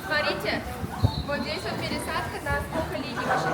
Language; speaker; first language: Russian; native; Russian